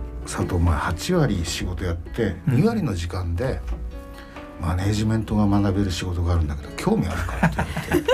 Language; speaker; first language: Japanese; native; Japanese